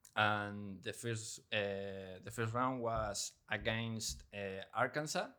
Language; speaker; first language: English; non-native, learner; Spanish